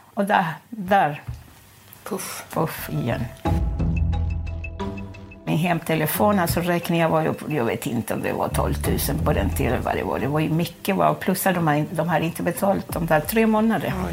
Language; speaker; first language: Swedish; non-native, fluent; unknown